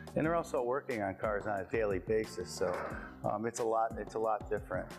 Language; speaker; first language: English; native; English